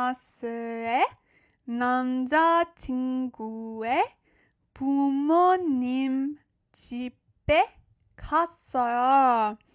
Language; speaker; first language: Korean; non-native, learner; English